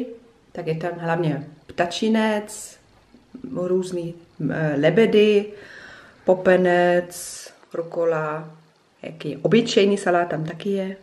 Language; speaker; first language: Czech; non-native, fluent; German